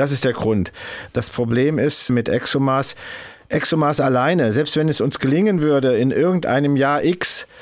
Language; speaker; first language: German; native; German